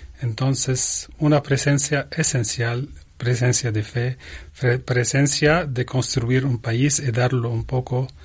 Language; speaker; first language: Spanish; non-native, learner; Arabic